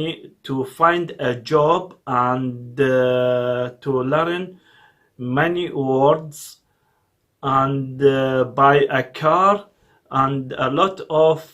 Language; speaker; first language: English; non-native, learner; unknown